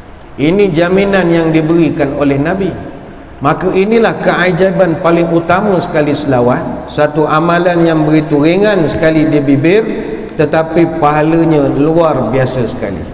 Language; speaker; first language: Malay; native; Malay